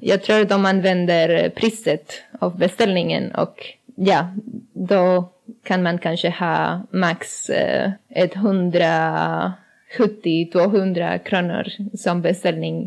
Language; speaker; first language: Swedish; non-native, learner; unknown